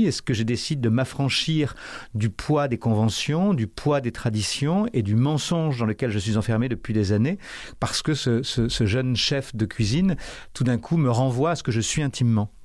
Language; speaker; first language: French; native; French